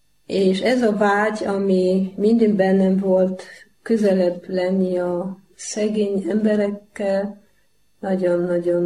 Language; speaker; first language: Hungarian; non-native, fluent; Polish